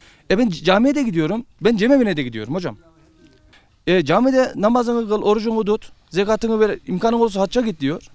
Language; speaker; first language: Turkish; native; Turkish